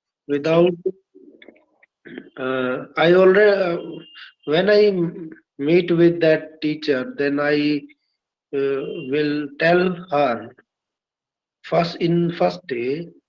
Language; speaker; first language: English; non-native, learner; Hindi